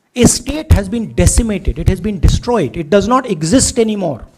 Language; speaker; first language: English; non-native, local second language; Hindi